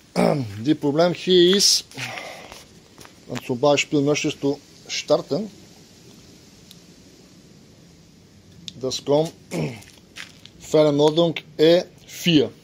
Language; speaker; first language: German; non-native, learner; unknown